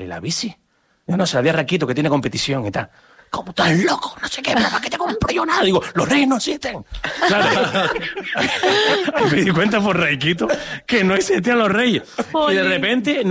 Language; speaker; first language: Spanish; native; Spanish